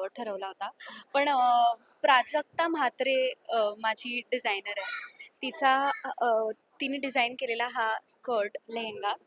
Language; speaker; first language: Marathi; native; Marathi